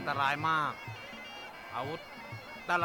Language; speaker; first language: Thai; native; Thai